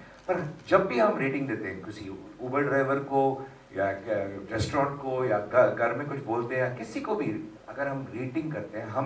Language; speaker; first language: Hindi; non-native, local second language; Tamil